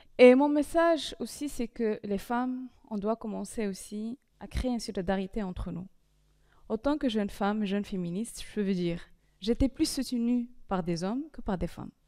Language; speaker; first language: French; non-native, local second language; Arabic